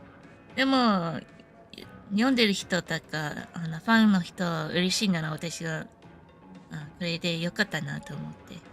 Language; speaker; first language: Japanese; non-native, fluent; English